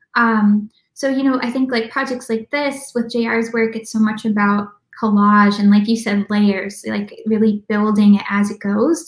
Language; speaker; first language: English; native; English